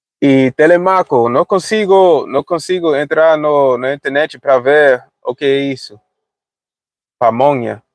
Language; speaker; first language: Portuguese; non-native, fluent; English